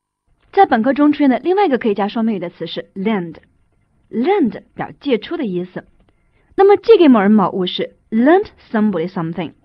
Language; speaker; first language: Chinese; native; Chinese